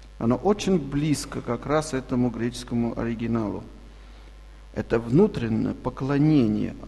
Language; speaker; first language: Russian; non-native, local second language; Armenian